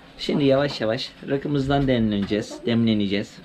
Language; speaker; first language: Turkish; early bilingual, heritage; Turkish